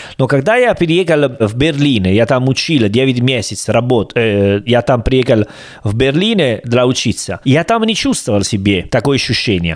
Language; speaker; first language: Russian; non-native, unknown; Italian